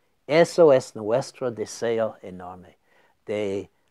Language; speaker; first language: Spanish; non-native, fluent; English